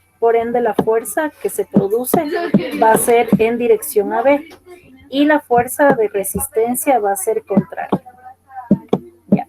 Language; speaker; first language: Spanish; native; Spanish